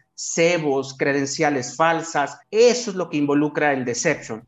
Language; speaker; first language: Spanish; native; Spanish